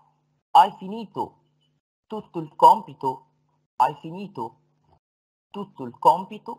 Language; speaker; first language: Italian; non-native, fluent; Arabic